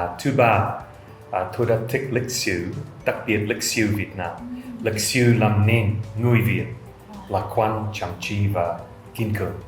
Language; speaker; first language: Vietnamese; non-native, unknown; English